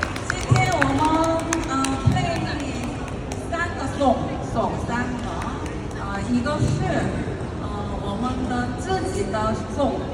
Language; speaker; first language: Chinese; non-native, learner; Korean